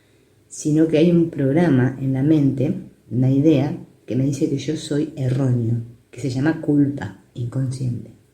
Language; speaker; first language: Spanish; native; Spanish